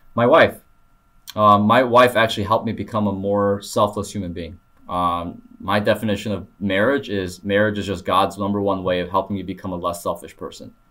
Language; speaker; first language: English; early bilingual, other home language; Korean